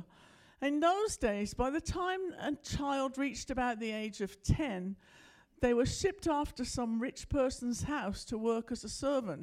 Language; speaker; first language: English; native; English